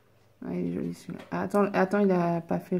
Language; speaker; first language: French; native; French